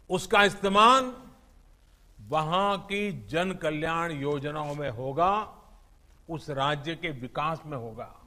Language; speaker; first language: Hindi; non-native, local second language; Gujarati